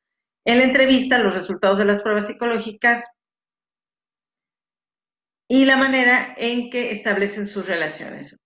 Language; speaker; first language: Spanish; native; Spanish